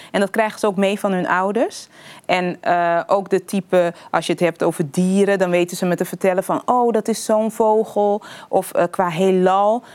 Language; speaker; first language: Dutch; early bilingual, other home language; Papiamento